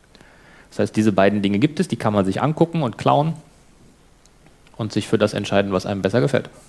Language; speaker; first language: German; native; German